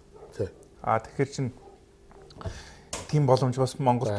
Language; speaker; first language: Mongolian; non-native, fluent; English